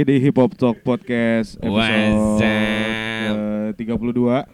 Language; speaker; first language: Indonesian; native; Indonesian